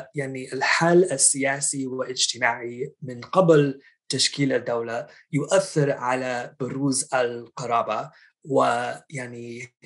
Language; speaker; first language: Arabic; non-native, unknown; English